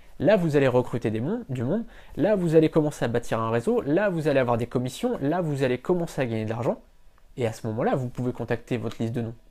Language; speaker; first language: French; native; French